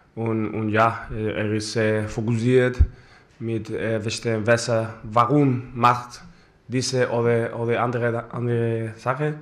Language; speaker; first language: German; non-native, fluent; Spanish